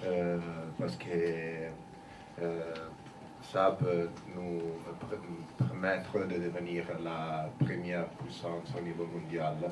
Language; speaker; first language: French; non-native, learner; Italian